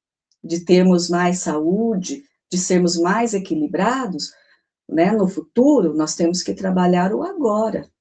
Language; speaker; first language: Portuguese; native; Portuguese